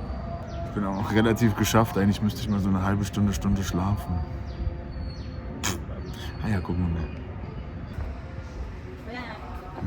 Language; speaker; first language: German; native; German